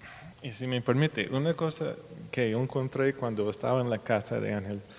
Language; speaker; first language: Spanish; non-native, fluent; English